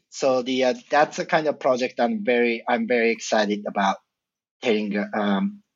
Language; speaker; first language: English; non-native, fluent; Japanese